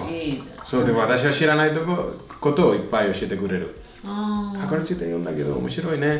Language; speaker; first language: Japanese; non-native, fluent; Spanish